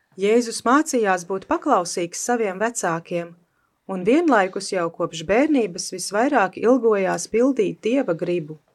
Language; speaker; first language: Latvian; native; Latvian